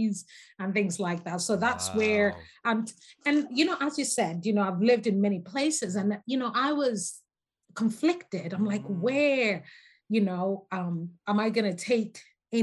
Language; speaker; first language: English; non-native, local second language; Nyanja